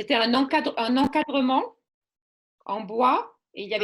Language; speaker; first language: French; native; French